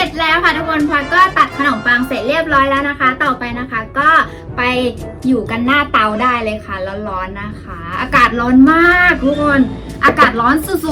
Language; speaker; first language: Thai; native; Thai